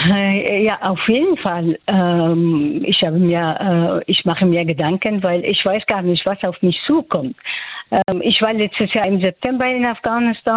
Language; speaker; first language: German; non-native, fluent; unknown